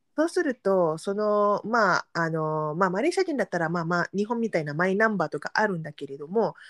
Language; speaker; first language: Japanese; non-native, fluent; Malay